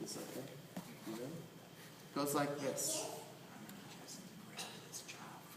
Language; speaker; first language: English; native; English